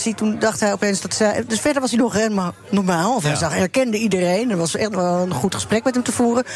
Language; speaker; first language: Dutch; native; Dutch